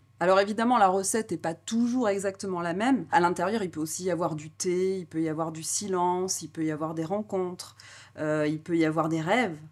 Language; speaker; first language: French; native; French